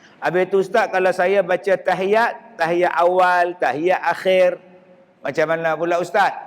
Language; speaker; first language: Malay; native; Malay